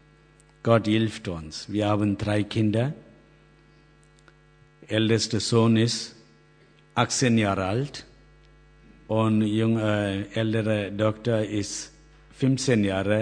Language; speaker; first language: German; non-native, learner; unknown